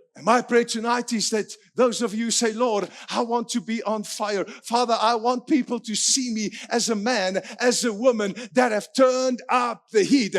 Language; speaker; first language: English; non-native, local second language; Afrikaans